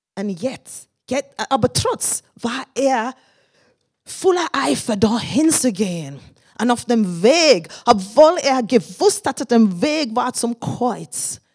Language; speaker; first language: German; non-native, fluent; English